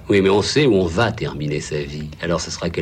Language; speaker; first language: French; native; French